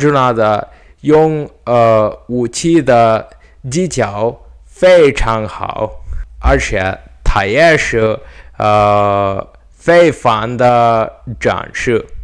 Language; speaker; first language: Chinese; non-native, learner; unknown